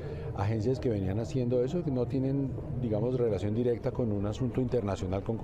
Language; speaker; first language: Spanish; native; Spanish